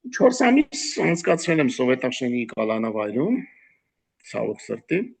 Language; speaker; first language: Armenian; native; Armenian